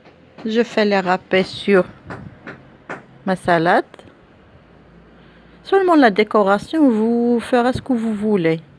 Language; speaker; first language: French; non-native, local second language; Arabic